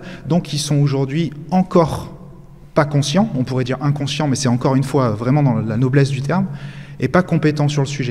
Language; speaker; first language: French; native; French